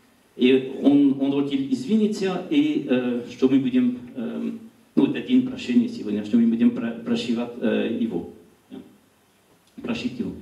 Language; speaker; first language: Russian; non-native, learner; French